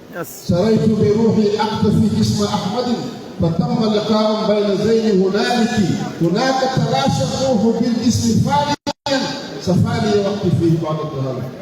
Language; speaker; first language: Arabic; non-native, fluent; Wolof